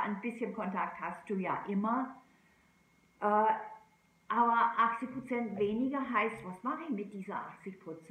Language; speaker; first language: German; non-native, fluent; English